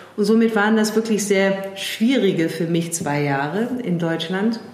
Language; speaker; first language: German; early bilingual, heritage; German